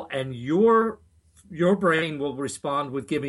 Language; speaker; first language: English; native; English